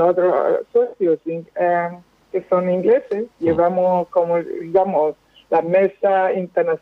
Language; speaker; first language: Spanish; non-native, fluent; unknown